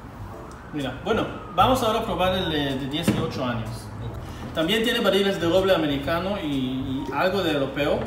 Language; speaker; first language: Spanish; non-native, fluent; Hebrew